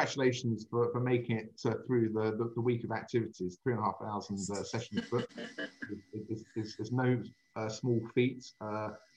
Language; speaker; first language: English; native; English